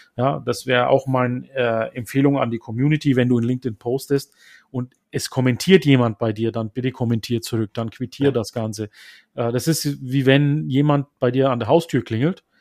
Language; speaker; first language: German; early bilingual, other home language; Turkish